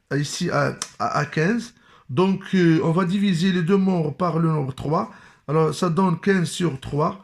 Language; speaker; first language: French; non-native, local second language; Arabic